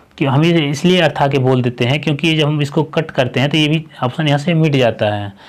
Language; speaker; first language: Hindi; native; Hindi